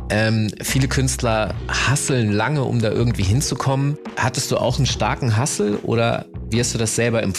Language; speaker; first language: German; native; German